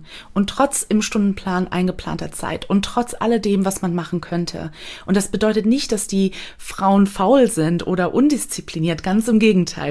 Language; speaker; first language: German; native; German